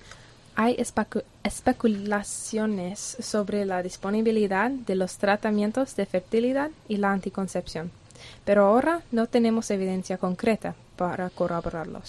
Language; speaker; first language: Spanish; non-native, learner; English